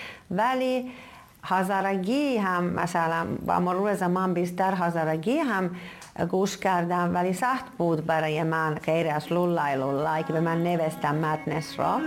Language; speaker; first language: Persian; non-native, fluent; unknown